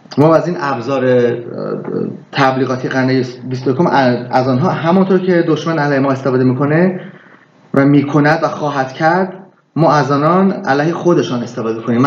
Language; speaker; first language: Persian; early bilingual, heritage; Persian